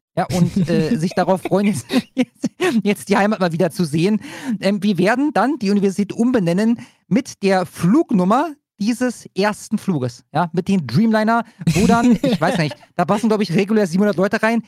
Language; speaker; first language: German; native; German